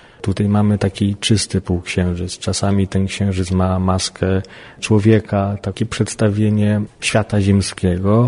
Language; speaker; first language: Polish; native; Polish